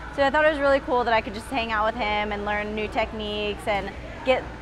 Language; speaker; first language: English; native; English